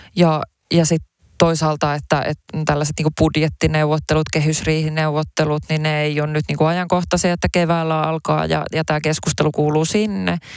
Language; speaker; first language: Finnish; early bilingual, other home language; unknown